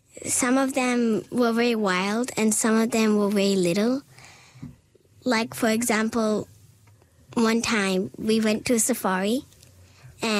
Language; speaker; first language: English; non-native, local second language; Urdu